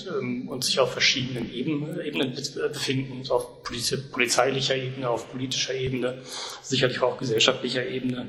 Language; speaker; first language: German; native; German